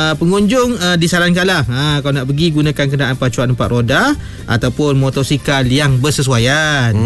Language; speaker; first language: Malay; native; Malay